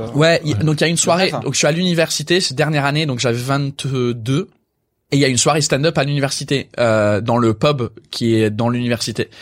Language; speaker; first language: French; non-native, fluent; English